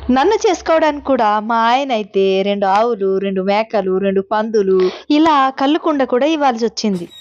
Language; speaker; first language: Telugu; non-native, local second language; Koya